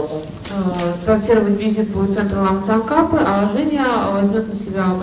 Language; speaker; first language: Russian; native; Russian